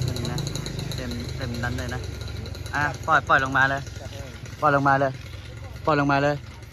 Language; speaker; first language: Thai; non-native, local second language; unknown